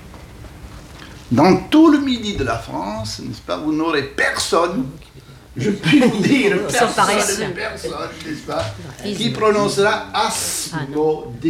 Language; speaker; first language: French; native; French